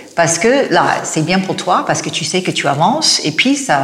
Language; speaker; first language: French; non-native, fluent; English